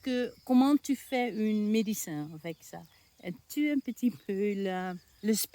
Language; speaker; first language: French; non-native, learner; Dutch